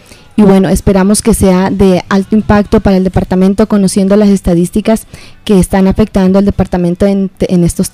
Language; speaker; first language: Spanish; native; Spanish